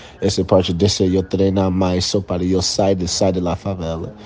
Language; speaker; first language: Portuguese; non-native, learner; English